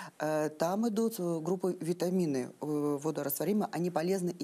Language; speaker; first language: Russian; native; Russian